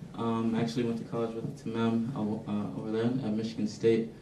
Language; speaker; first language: English; native; English